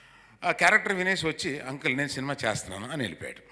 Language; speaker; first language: Telugu; native; Telugu